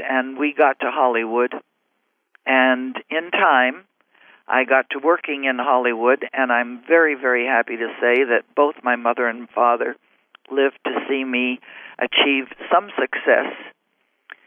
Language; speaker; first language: English; native; English